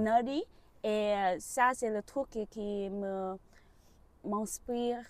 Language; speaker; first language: French; non-native, learner; Vietnamese